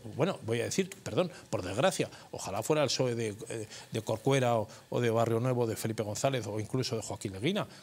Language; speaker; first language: Spanish; native; Spanish